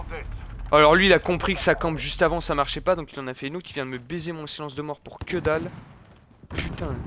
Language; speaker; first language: French; native; French